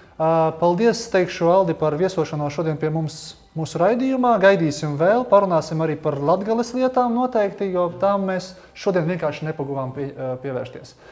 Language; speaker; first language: Latvian; native; Latvian